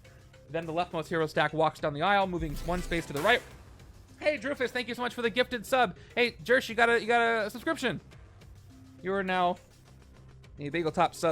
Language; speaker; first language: English; native; English